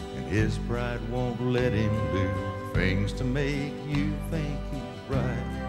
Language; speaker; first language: English; native; English